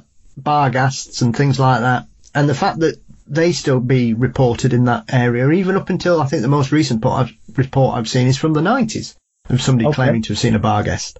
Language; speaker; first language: English; native; English